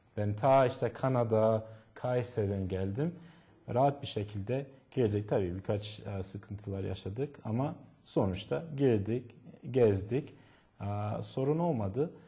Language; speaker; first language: Turkish; non-native, fluent; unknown